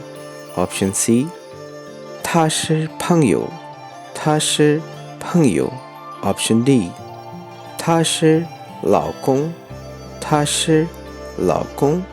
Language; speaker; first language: Chinese; non-native, fluent; Urdu